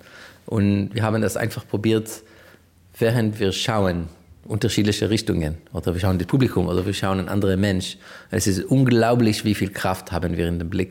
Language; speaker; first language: German; non-native, fluent; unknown